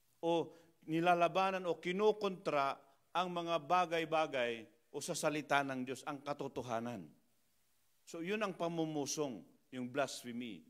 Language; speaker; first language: Filipino; non-native, local second language; Iloko